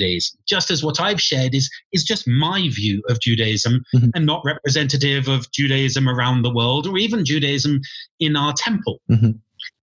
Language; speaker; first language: English; native; English